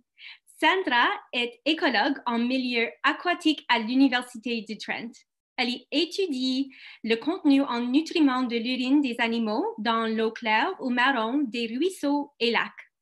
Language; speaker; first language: French; non-native, local second language; English